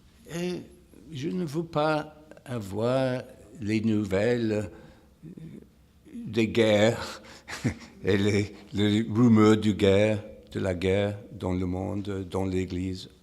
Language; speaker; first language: French; non-native, fluent; English